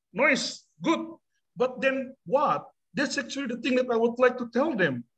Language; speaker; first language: English; non-native, fluent; Indonesian